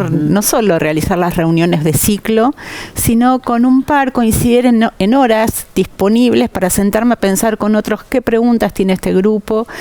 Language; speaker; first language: Spanish; native; Spanish